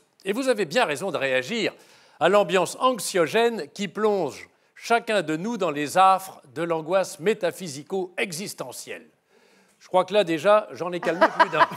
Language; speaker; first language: French; native; French